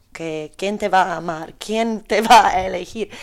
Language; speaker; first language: Spanish; non-native, learner; Polish